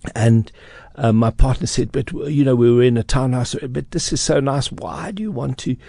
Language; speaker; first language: English; native; English